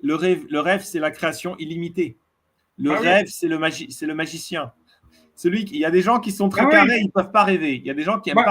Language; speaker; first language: French; native; French